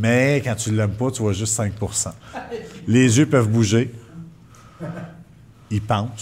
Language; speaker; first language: French; native; French